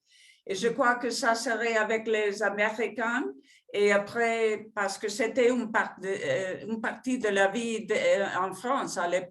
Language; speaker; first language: French; non-native, fluent; Spanish